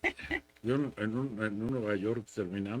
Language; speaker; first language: Spanish; native; Spanish